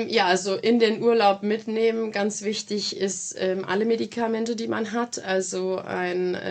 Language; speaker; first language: German; native; German